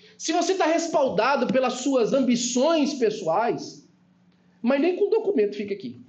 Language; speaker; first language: Portuguese; native; Portuguese